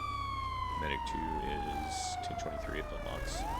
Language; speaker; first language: English; native; English